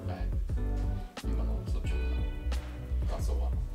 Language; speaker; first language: Japanese; native; Japanese